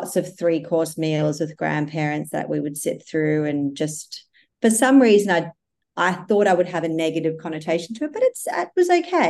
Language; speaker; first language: English; native; English